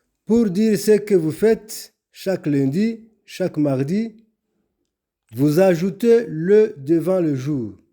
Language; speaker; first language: French; non-native, local second language; Kinyarwanda